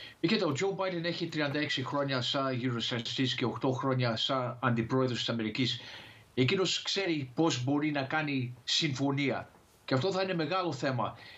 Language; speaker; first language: Greek; early bilingual, heritage; Greek